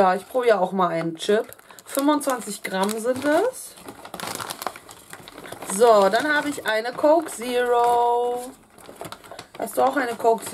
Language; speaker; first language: German; native; German